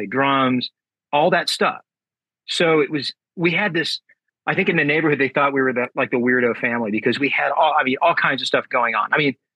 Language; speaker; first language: English; native; English